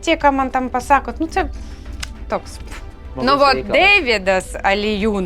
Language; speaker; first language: Lithuanian; non-native, learner; Ukrainian